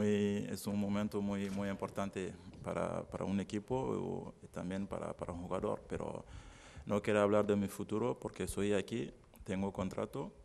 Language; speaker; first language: Spanish; non-native, learner; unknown